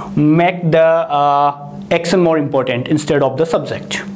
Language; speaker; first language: English; non-native, local second language; Hindi